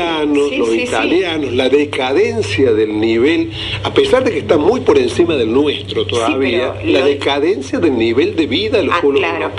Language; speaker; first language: Spanish; native; Spanish